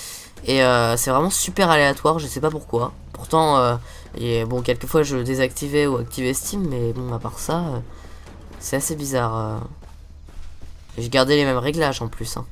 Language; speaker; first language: French; native; French